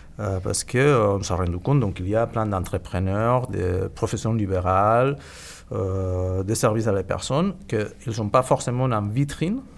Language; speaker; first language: French; non-native, fluent; Catalan